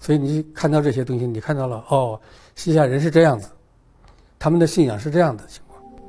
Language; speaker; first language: Chinese; native; Chinese